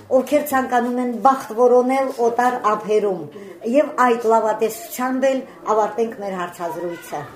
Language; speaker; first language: Armenian; native; Armenian